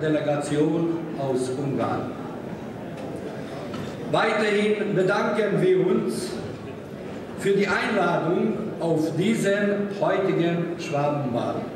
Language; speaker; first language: German; non-native, learner; Hungarian